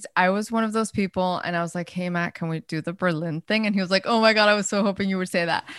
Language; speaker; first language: English; early bilingual, other home language; Spanish